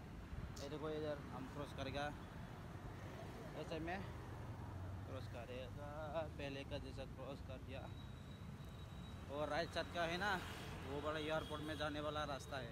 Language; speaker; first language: Hindi; non-native, local second language; Bodo